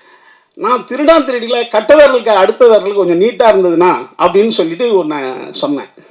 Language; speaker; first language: Tamil; native; Tamil